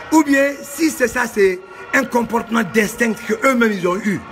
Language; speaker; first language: French; non-native, local second language; Bambara